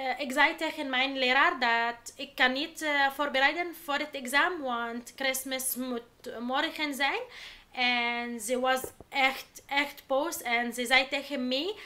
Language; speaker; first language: Dutch; non-native, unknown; Arabic